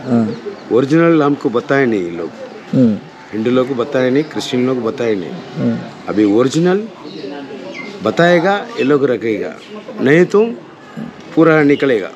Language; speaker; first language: Hindi; non-native, local second language; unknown